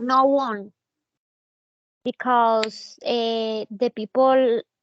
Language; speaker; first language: English; non-native, learner; Spanish